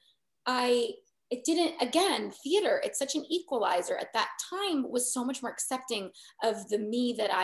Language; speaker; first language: English; native; English